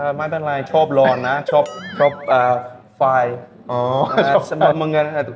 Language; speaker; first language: Thai; non-native, learner; English